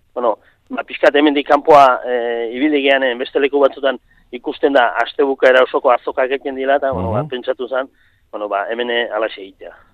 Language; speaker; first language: Basque; native; Basque